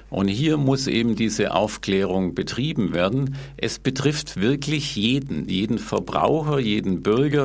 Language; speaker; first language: German; native; German